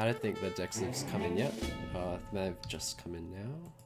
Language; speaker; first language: English; native; English